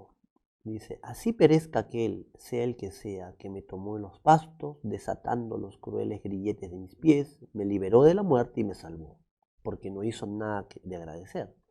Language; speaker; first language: Spanish; native; Spanish